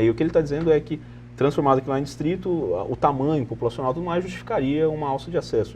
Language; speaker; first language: Portuguese; native; Portuguese